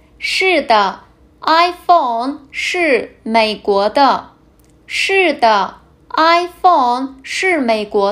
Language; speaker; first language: Chinese; non-native, fluent; Kazakh